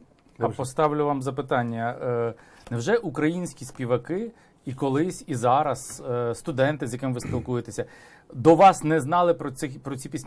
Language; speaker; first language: Ukrainian; native; Ukrainian